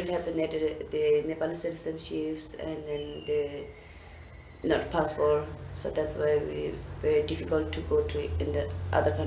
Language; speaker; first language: English; non-native, learner; Tibetan